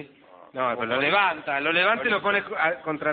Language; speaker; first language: Spanish; native; Spanish